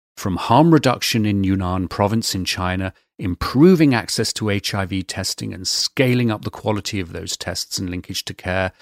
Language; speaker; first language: English; native; English